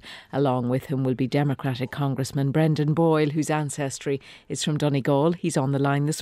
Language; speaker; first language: English; native; English